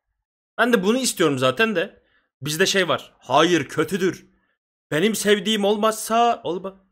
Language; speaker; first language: Turkish; native; Turkish